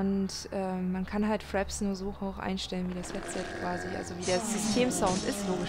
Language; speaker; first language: German; native; German